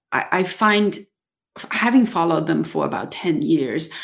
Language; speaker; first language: English; non-native, fluent; Chinese